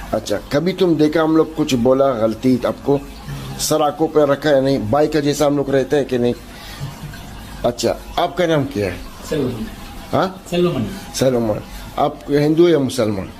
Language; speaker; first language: Hindi; non-native, learner; Arabic